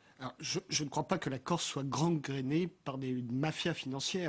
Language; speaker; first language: French; native; French